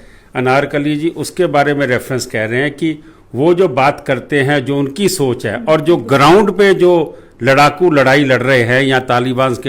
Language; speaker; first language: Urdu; non-native, local second language; Punjabi